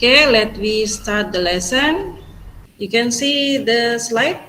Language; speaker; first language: English; non-native, fluent; Indonesian